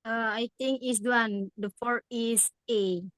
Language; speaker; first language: English; non-native, learner; Madurese